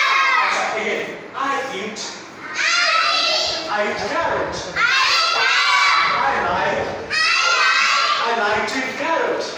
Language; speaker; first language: English; non-native, fluent; Bangla